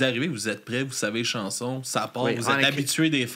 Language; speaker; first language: French; native; French